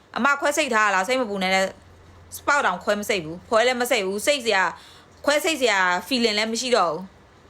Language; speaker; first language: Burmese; non-native, local second language; Karen languages